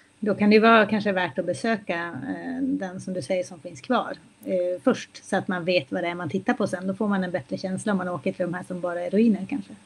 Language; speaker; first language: Swedish; native; Swedish